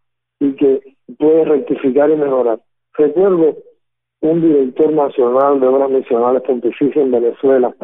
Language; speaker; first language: Spanish; native; Spanish